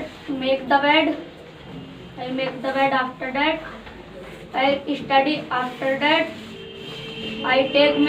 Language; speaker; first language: English; non-native, learner; Hindi